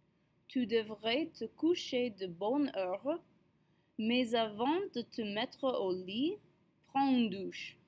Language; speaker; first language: French; non-native, fluent; English